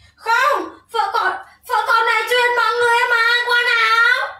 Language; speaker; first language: Vietnamese; non-native, learner; Javanese